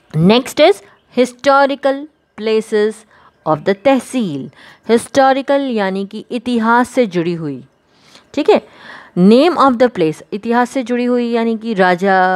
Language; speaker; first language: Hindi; non-native, local second language; Gujarati